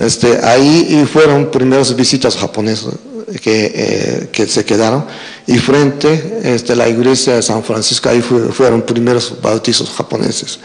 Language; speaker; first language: Spanish; non-native, fluent; Japanese